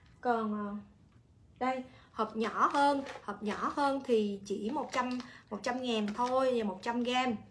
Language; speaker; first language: Vietnamese; native; Vietnamese